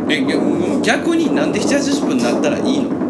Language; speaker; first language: Japanese; native; Japanese